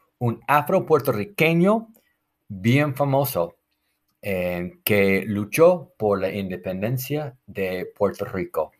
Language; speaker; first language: Spanish; non-native, fluent; English